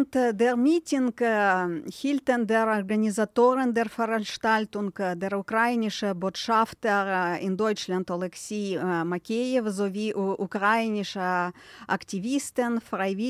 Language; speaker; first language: German; non-native, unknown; Ukrainian